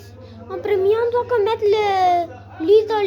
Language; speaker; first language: French; non-native, learner; Spanish